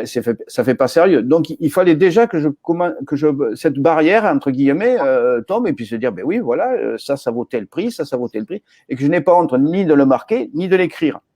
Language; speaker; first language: French; native; French